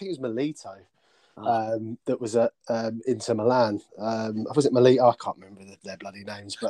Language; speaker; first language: English; native; English